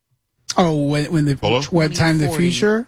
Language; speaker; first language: English; native; English